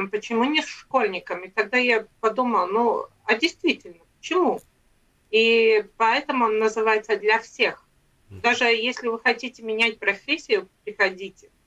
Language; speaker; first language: Russian; non-native, local second language; Latvian